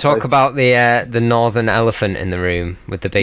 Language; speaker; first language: English; native; English